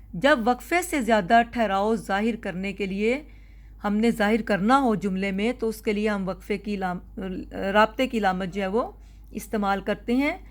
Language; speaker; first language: Urdu; non-native, local second language; Punjabi